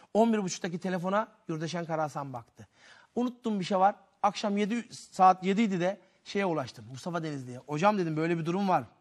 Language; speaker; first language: Turkish; native; Turkish